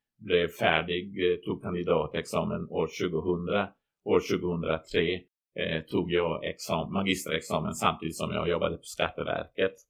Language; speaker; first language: Swedish; non-native, fluent; Croatian